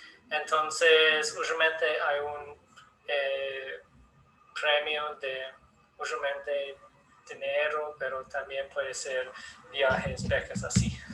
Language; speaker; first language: Spanish; non-native, learner; English